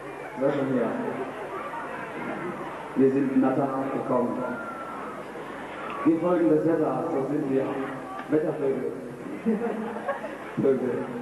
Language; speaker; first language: German; non-native, fluent; English